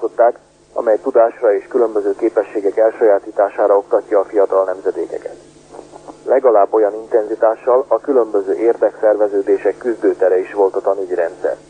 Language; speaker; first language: Hungarian; native; Hungarian